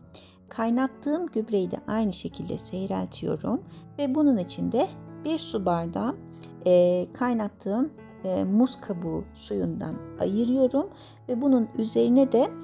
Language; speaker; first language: Turkish; native; Turkish